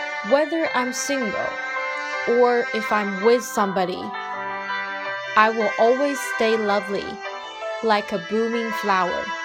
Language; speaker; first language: English; non-native, fluent; Chinese